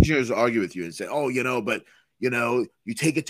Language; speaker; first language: English; non-native, local second language; Yoruba